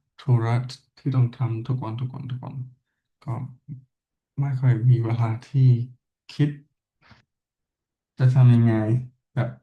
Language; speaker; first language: Thai; non-native, learner; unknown